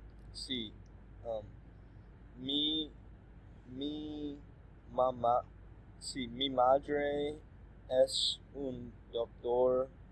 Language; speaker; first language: Spanish; non-native, learner; English